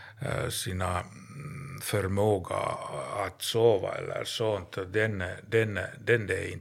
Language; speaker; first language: Swedish; non-native, learner; Finnish